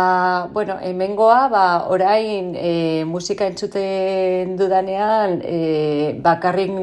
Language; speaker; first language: Basque; non-native, local second language; Spanish